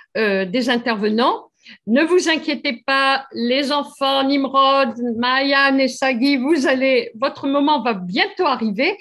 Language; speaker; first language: French; native; French